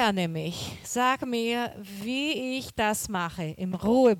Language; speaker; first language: German; non-native, learner; Portuguese